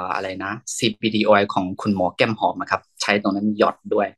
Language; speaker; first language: Thai; non-native, fluent; Burmese